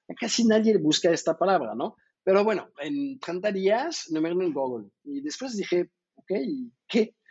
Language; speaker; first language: Spanish; non-native, fluent; French